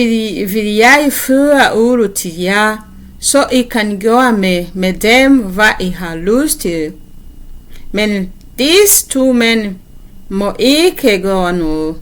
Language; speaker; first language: Danish; non-native, learner; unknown